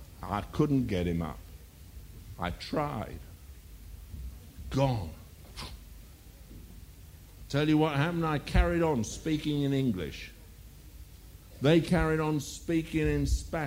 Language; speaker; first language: English; native; English